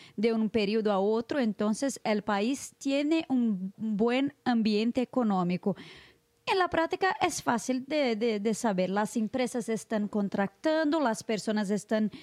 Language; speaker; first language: Spanish; non-native, fluent; Portuguese